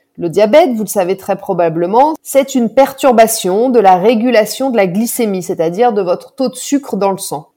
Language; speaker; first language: French; native; French